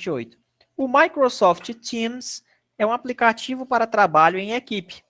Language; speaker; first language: Portuguese; native; Portuguese